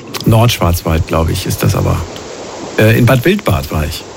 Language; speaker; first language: German; native; German